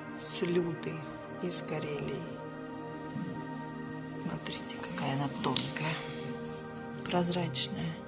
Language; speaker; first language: Russian; native; Russian